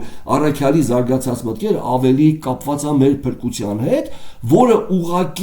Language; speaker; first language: Armenian; native; Armenian